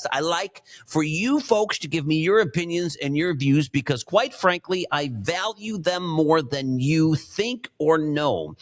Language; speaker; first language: English; native; English